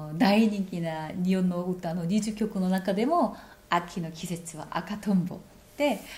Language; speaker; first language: Japanese; non-native, fluent; Korean